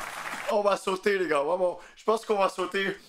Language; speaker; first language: French; native; French